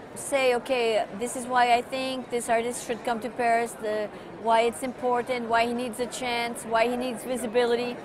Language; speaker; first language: English; non-native, fluent; Portuguese